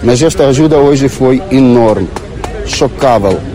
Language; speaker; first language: Portuguese; non-native, learner; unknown